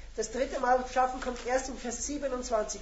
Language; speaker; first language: German; native; German